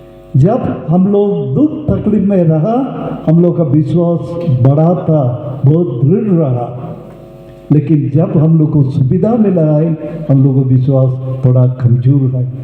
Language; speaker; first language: Hindi; non-native, local second language; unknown